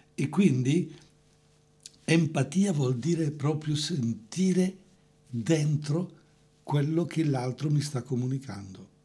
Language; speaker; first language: Italian; native; Italian